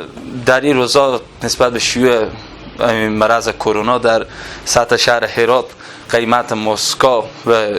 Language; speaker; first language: Persian; native; Persian